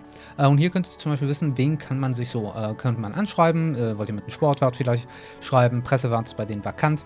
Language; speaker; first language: German; native; German